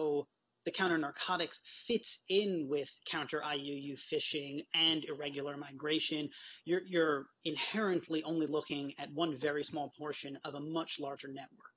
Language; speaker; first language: English; native; English